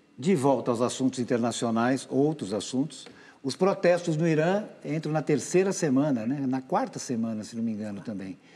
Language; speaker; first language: Portuguese; native; Portuguese